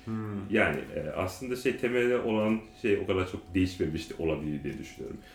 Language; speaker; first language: Turkish; non-native, learner; Japanese